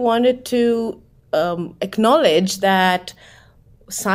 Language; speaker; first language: English; non-native, local second language; Bangla